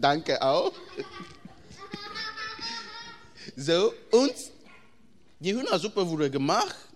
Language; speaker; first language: German; non-native, fluent; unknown